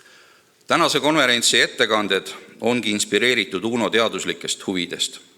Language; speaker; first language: Estonian; native; Estonian